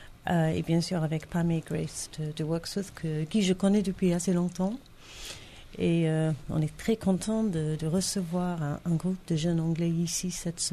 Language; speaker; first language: French; non-native, fluent; English